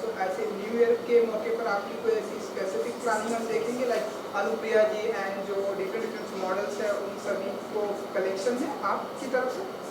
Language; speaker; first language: Hindi; native; Hindi